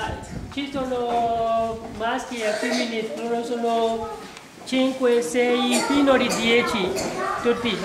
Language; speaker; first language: Italian; non-native, learner; Burmese